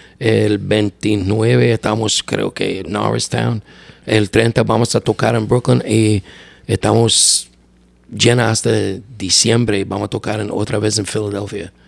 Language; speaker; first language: Spanish; non-native, learner; English